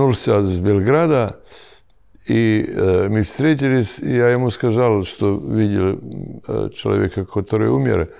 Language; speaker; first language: Russian; non-native, learner; Serbian